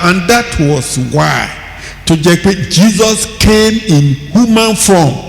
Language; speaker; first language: English; non-native, local second language; Yoruba